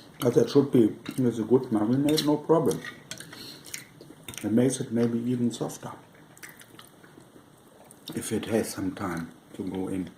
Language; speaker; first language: English; non-native, fluent; German